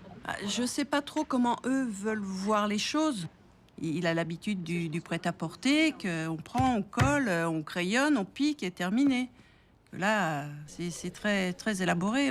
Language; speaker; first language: French; native; French